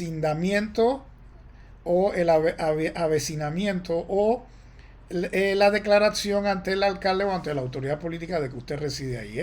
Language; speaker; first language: Spanish; native; Spanish